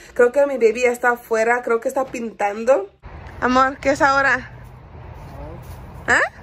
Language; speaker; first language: Spanish; early bilingual, heritage; Spanish